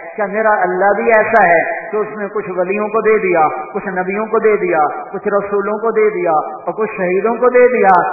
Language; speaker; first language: Urdu; non-native, local second language; Punjabi